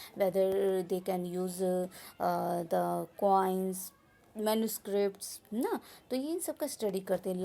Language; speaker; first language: Hindi; native; Hindi